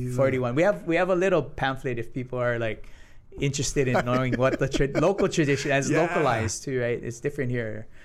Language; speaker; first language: English; native; English